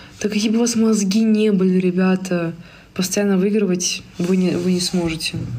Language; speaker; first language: Russian; native; Russian